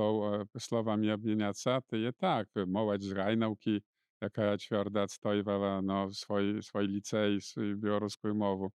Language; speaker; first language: Polish; non-native, local second language; Belarusian